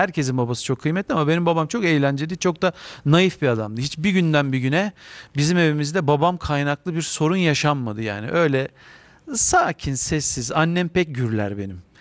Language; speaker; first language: Turkish; native; Turkish